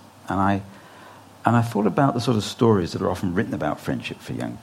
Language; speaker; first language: English; native; English